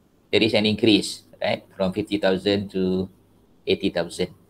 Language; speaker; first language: English; non-native, local second language; Malay